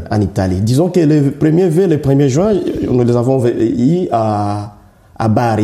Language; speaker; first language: French; non-native, local second language; Swahili